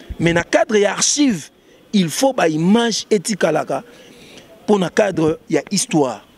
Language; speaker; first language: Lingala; native; Lingala